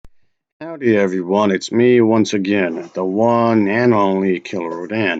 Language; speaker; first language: English; native; English